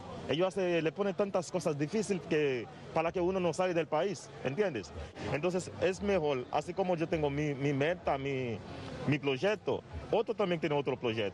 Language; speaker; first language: Spanish; non-native, learner; Haitian Creole